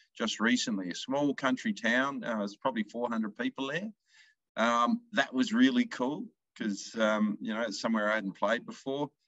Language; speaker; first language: English; native; English